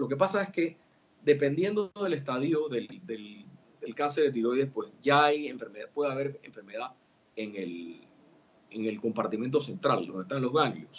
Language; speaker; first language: Spanish; native; Spanish